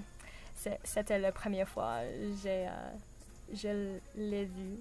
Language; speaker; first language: French; non-native, learner; English